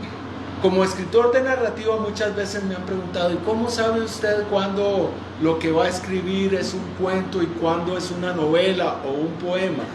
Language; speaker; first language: Spanish; native; Spanish